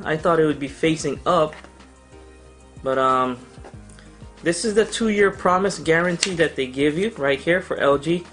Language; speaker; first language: English; native; English